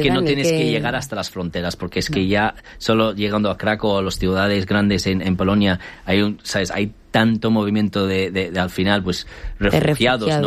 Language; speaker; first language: Spanish; native; Spanish